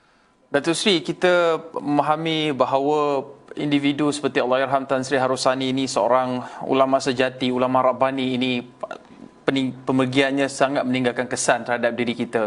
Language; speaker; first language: Malay; native; Malay